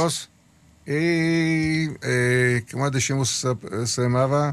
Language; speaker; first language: Spanish; early bilingual, heritage; Spanish